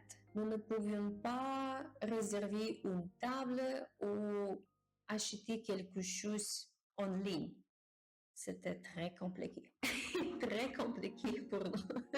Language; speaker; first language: French; non-native, learner; Japanese